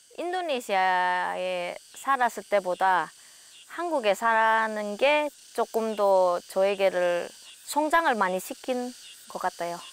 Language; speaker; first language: Korean; non-native, learner; Indonesian